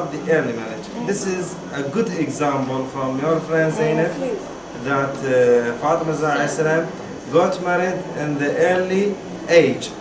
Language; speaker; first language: English; non-native, learner; Arabic